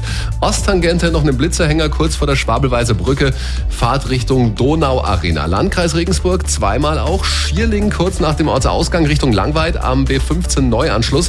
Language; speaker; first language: German; native; German